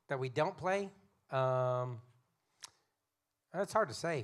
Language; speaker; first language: English; native; English